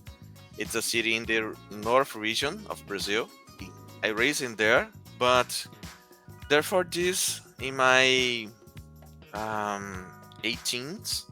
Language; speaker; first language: English; non-native, learner; Portuguese